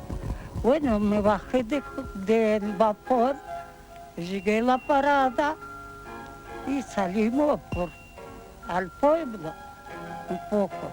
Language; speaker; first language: Spanish; non-native, learner; Ukrainian